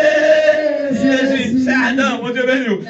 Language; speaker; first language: French; non-native, learner; Haitian Creole